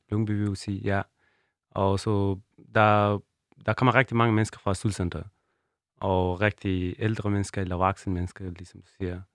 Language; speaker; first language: Danish; non-native, learner; Persian